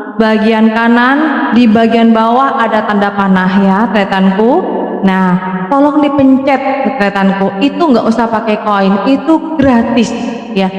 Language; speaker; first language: Indonesian; non-native, local second language; Madurese